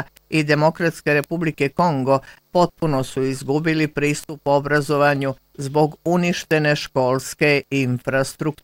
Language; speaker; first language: Bosnian; native; Bosnian